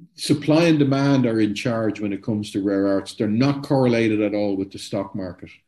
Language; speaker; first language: English; native; English